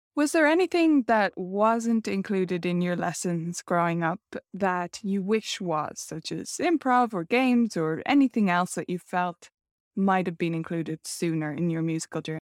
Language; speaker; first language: English; native; English